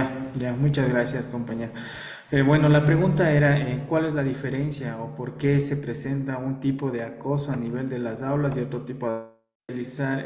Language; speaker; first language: Spanish; native; Spanish